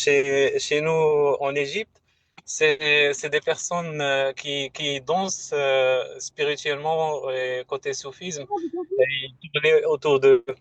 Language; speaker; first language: French; non-native, fluent; Arabic